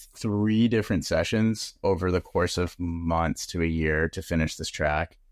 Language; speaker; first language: English; native; English